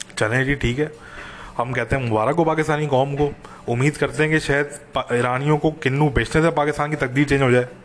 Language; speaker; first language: Hindi; native; Hindi